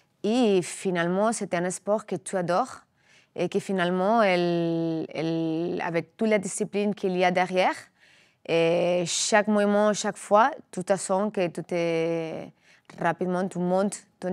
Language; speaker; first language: French; non-native, learner; Spanish